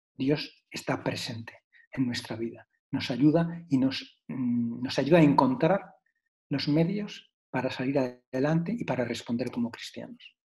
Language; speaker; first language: Spanish; native; Spanish